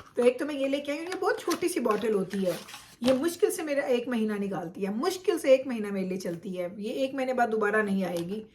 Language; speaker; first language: Urdu; native; Urdu